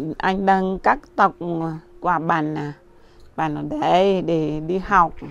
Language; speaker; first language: Vietnamese; non-native, learner; Portuguese